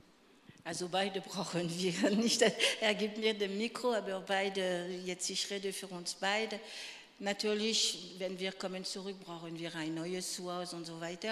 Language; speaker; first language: German; non-native, fluent; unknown